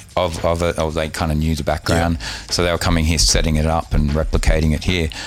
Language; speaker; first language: English; native; English